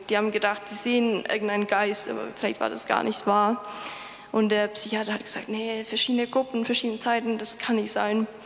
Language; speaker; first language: German; non-native, fluent; Lithuanian